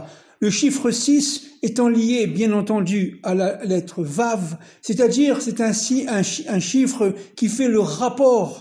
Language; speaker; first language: French; native; French